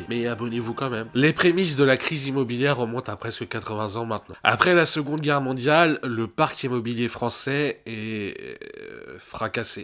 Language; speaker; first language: French; native; French